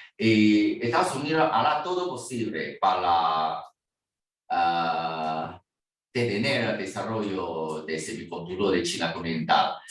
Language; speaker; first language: Spanish; non-native, fluent; Chinese